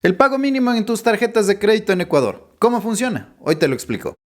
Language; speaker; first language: Spanish; native; Spanish